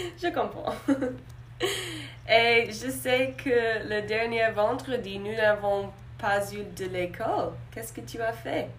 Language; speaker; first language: French; non-native, learner; English